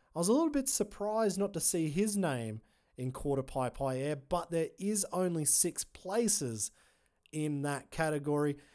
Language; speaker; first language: English; native; English